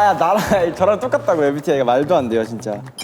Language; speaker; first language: Korean; native; Korean